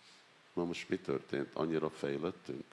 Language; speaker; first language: Hungarian; non-native, learner; English